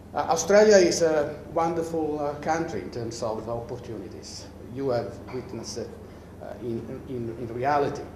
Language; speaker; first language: English; non-native, fluent; Italian